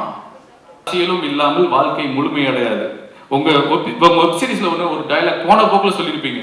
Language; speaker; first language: Tamil; native; Tamil